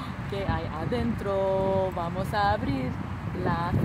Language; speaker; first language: Spanish; non-native, fluent; English